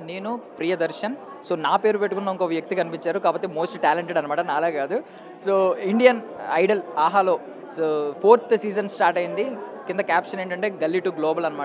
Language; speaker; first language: Telugu; native; Telugu